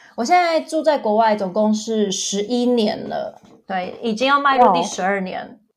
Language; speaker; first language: Chinese; early bilingual, other home language; English